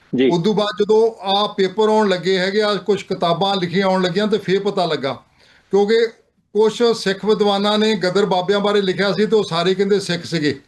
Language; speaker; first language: Punjabi; native; Punjabi